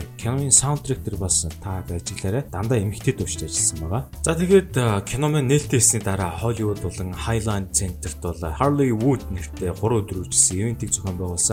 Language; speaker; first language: Mongolian; native; Mongolian